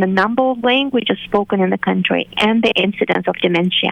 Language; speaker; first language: English; non-native, fluent; Romanian